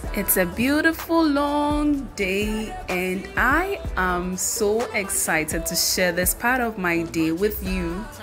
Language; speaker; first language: English; non-native, local second language; Akan